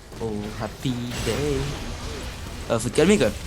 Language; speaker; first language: French; native; French